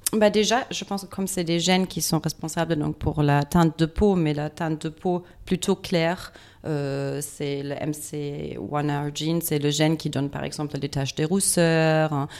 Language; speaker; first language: French; non-native, fluent; German